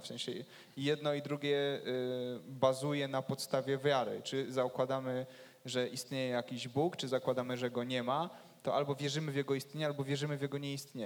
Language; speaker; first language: Polish; native; Polish